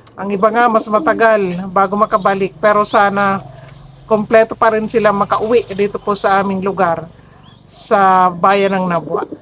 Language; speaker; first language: Filipino; non-native, local second language; Bikol